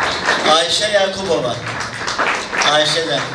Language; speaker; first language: Turkish; native; Turkish